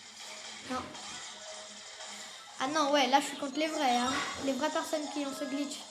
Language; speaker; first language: French; native; French